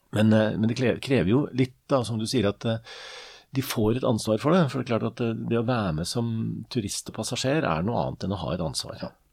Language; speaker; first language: Norwegian; native; Norwegian